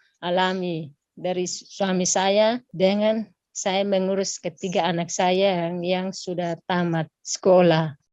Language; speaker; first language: Indonesian; non-native, local second language; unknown